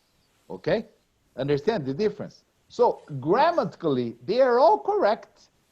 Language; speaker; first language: English; non-native, fluent; Portuguese